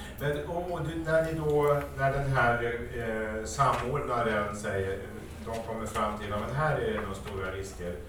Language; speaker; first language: Swedish; native; Swedish